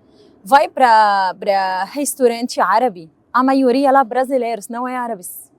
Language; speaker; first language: Portuguese; non-native, learner; Arabic